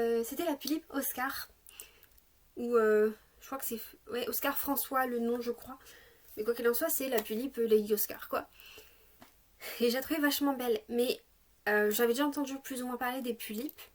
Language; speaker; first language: French; native; French